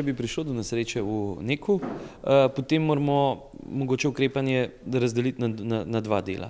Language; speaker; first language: Slovenian; native; Slovenian